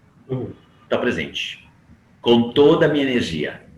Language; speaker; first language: Portuguese; non-native, fluent; Italian